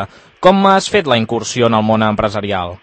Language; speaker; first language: Catalan; native; Catalan